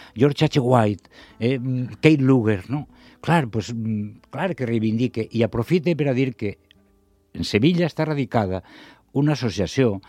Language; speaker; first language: Catalan; non-native, local second language; Spanish